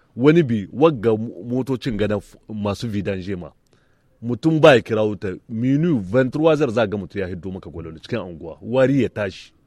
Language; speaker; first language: Hausa; native; Hausa